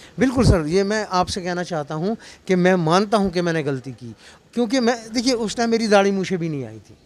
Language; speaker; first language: Urdu; non-native, local second language; Kashmiri